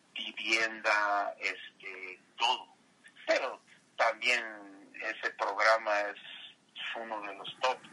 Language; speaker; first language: Spanish; early bilingual, heritage; Spanish